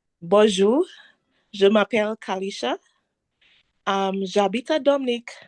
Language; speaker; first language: French; non-native, learner; English